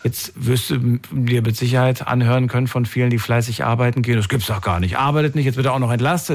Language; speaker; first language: German; native; German